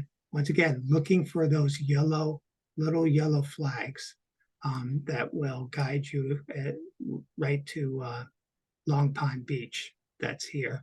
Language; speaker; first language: English; native; English